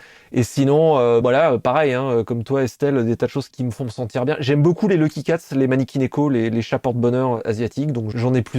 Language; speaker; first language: French; native; French